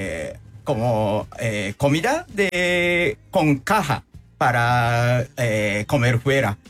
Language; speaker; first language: Spanish; non-native, learner; Japanese